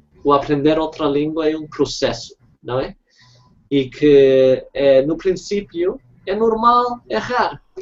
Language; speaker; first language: Portuguese; non-native, fluent; English